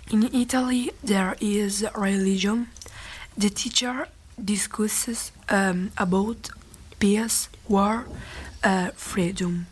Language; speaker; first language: English; non-native, learner; Italian